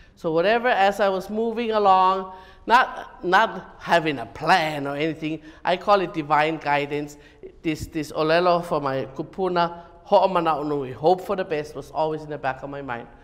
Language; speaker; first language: English; native; English